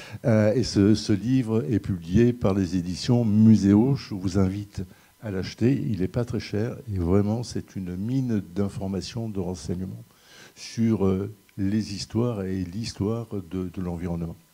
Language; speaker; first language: French; native; French